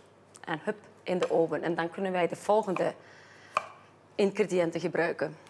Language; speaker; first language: Dutch; non-native, fluent; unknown